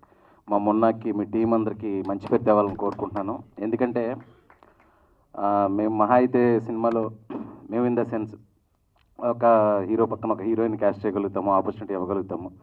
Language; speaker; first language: Telugu; native; Telugu